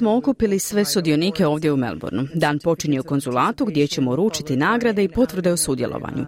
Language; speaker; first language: Serbian; native; Serbian